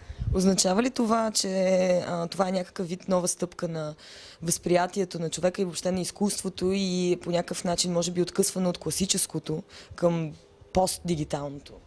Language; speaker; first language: Bulgarian; native; Bulgarian